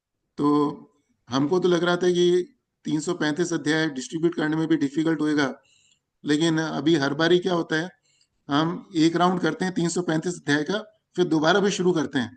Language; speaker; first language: Hindi; native; Hindi